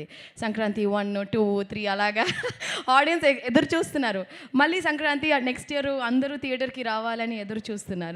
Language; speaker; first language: Telugu; non-native, local second language; Tamil